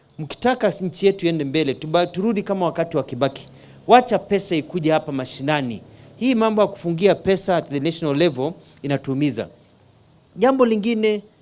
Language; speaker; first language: Swahili; non-native, local second language; Kamba